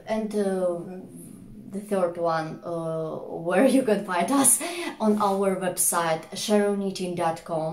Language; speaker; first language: English; non-native, fluent; Russian